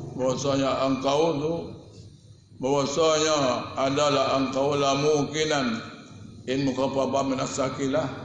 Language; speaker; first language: Malay; native; Malay